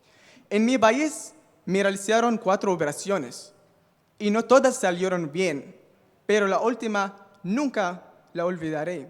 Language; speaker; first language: Spanish; non-native, fluent; Arabic